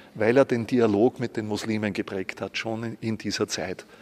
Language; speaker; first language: German; native; German